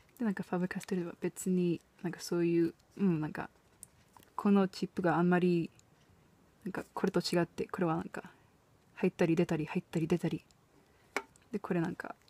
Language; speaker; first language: Japanese; non-native, fluent; English